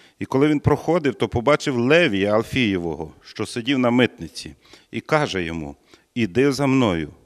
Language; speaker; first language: Ukrainian; native; Ukrainian